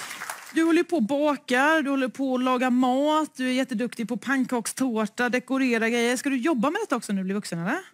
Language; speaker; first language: Swedish; native; Swedish